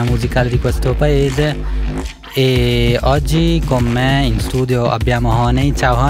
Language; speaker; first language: Italian; early bilingual, other home language; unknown